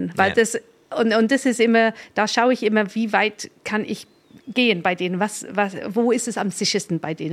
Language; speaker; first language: German; non-native, fluent; English